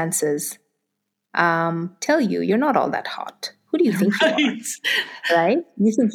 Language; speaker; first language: English; non-native, local second language; Bangla